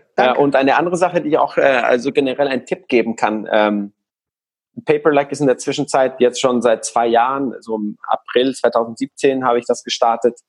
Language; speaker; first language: German; non-native, fluent; Spanish